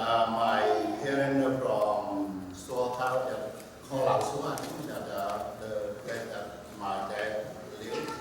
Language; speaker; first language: English; non-native, learner; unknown